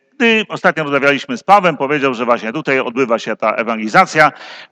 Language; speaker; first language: Polish; native; Polish